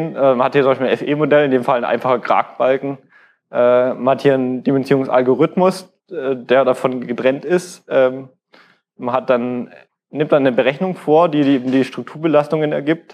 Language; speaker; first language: German; native; German